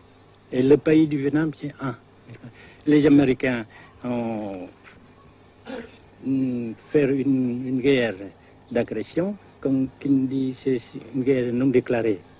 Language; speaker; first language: French; non-native, fluent; Vietnamese